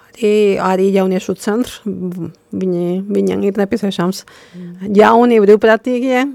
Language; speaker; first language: Latvian; non-native, fluent; Spanish